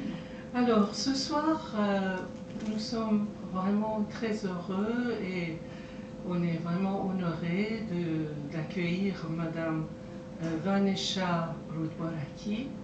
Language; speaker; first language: French; non-native, fluent; Persian